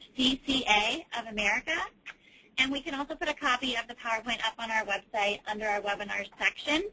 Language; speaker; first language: English; native; English